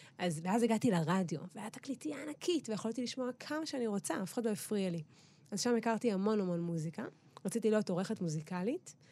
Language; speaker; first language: Hebrew; native; Hebrew